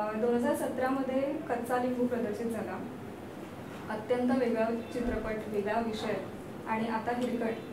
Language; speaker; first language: Marathi; native; Marathi